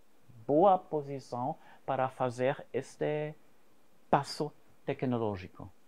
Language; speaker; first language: Portuguese; non-native, fluent; German